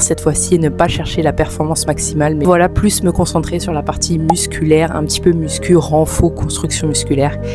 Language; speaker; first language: French; native; French